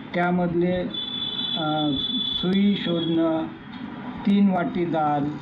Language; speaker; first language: Hindi; non-native, local second language; Marathi